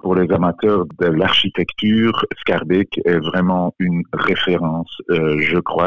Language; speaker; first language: French; non-native, local second language; Dutch